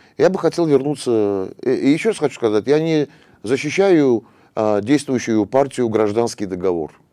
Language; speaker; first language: Russian; non-native, local second language; Armenian